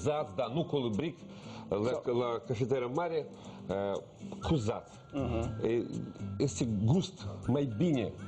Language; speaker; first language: Romanian; non-native, learner; Russian